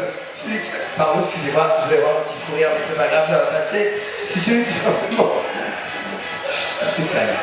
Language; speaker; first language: French; native; French